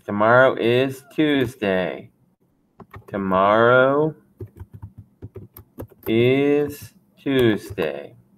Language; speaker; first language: English; native; English